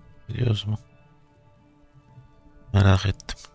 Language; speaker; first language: Turkish; native; Turkish